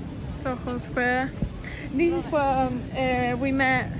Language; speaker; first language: English; non-native, fluent; Spanish